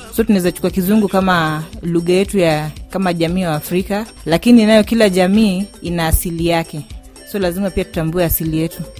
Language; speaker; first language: Swahili; non-native, local second language; Luo (Kenya and Tanzania)